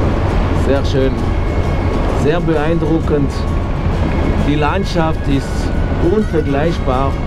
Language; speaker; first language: German; non-native, fluent; French